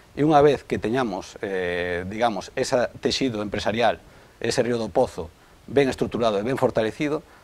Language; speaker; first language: Galician; non-native, local second language; Spanish